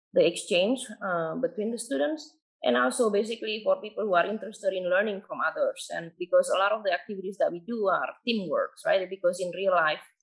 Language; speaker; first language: English; non-native, fluent; Indonesian